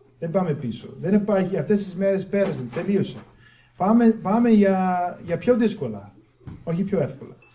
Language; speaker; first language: Greek; non-native, fluent; English